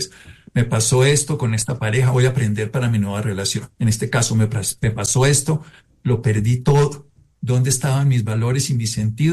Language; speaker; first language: Spanish; native; Spanish